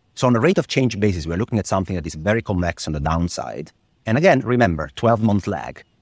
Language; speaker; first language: English; non-native, fluent; Italian